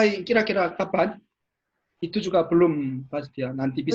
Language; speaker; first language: Indonesian; non-native, learner; Korean